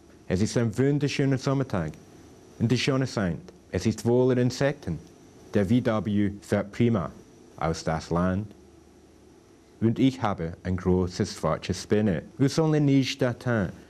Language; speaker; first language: German; non-native, learner; English